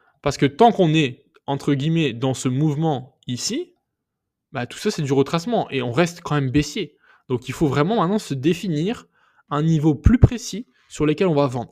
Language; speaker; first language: French; native; French